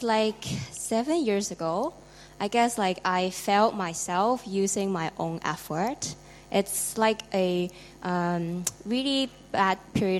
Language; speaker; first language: English; non-native, local second language; Cantonese